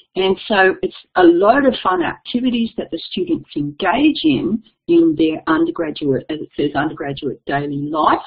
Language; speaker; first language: English; native; English